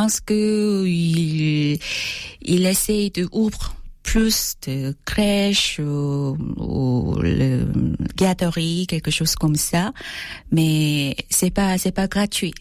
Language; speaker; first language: French; non-native, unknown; Korean